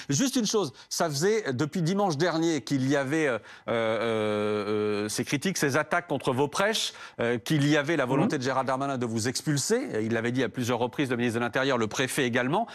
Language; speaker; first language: French; native; French